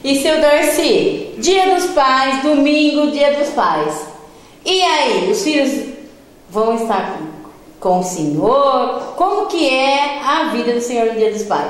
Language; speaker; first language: Portuguese; native; Portuguese